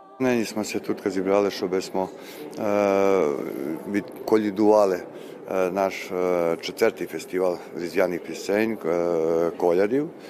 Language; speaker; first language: Ukrainian; early bilingual, heritage; Ukrainian